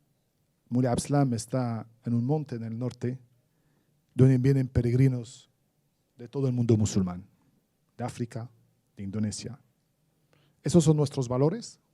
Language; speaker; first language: Spanish; non-native, fluent; Arabic